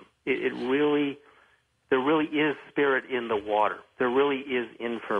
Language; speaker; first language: English; native; English